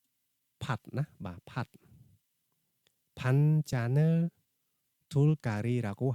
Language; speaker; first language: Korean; non-native, fluent; Khmer